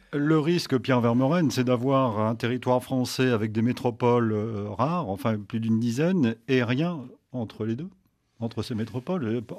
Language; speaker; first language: French; native; French